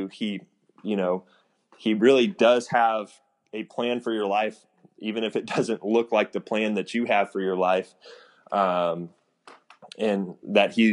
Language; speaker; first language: English; native; English